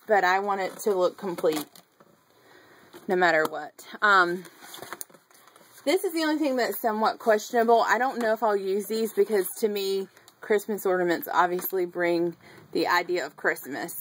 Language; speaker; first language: English; native; English